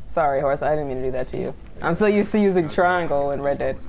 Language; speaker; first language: English; native; English